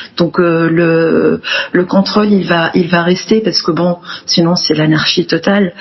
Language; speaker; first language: French; non-native, local second language; Arabic